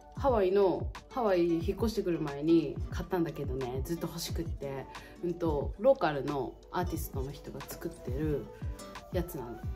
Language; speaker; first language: Japanese; native; Japanese